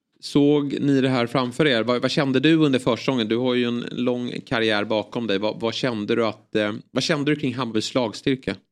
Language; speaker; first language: Swedish; native; Swedish